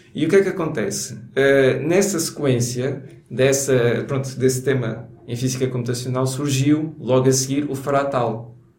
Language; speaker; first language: Portuguese; native; Portuguese